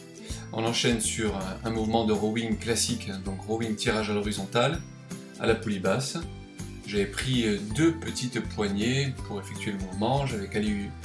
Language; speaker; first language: French; native; French